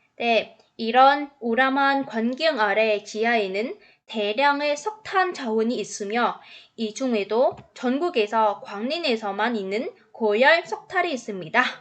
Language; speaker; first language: Korean; non-native, fluent; Vietnamese